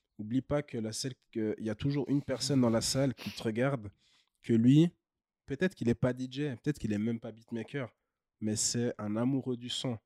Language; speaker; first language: French; early bilingual, other home language; Kinyarwanda